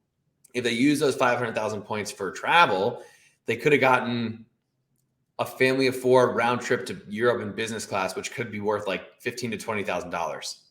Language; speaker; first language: English; native; English